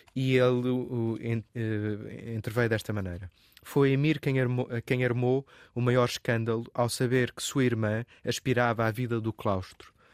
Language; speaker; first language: Portuguese; native; Portuguese